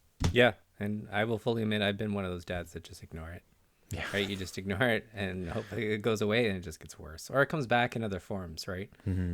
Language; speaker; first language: English; native; English